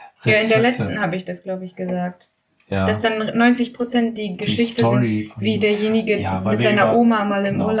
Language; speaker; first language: German; native; German